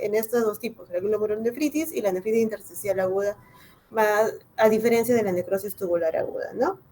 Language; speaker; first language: Spanish; native; Spanish